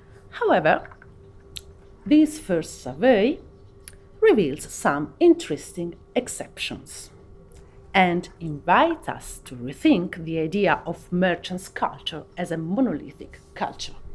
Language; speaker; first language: English; non-native, fluent; Italian